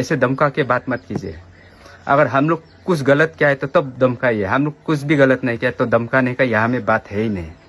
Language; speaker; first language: Hindi; non-native, local second language; Nepali